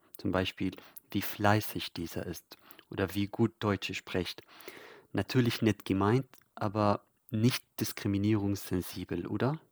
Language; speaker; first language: German; non-native, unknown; Arabic